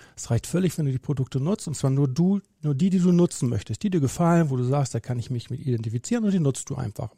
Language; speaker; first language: German; native; German